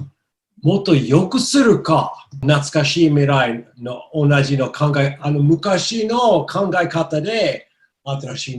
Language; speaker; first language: Japanese; non-native, learner; English